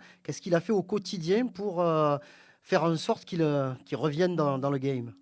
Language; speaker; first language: French; native; French